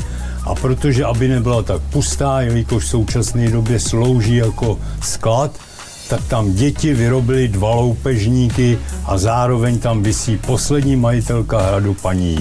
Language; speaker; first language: Czech; native; Czech